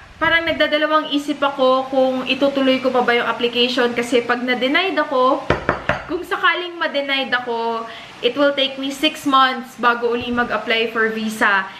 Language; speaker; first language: Filipino; native; Filipino